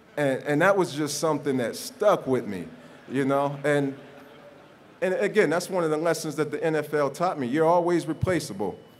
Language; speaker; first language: English; native; English